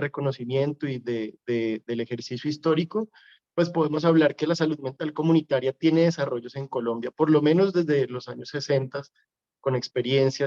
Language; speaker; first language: Spanish; native; Spanish